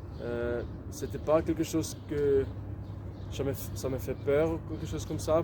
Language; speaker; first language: French; non-native, local second language; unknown